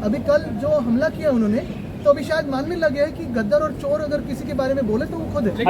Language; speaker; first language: Hindi; non-native, local second language; Marathi